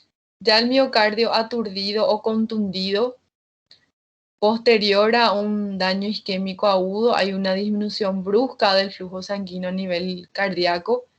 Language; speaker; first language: Spanish; native; Spanish